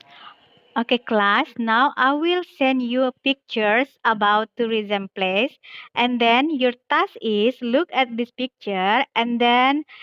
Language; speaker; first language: English; non-native, fluent; Indonesian